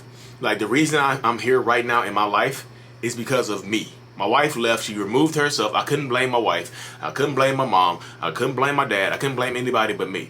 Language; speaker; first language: English; native; English